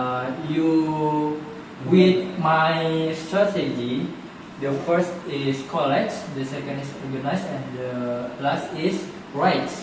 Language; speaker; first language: English; non-native, learner; Indonesian